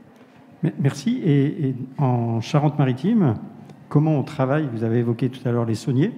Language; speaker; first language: French; native; French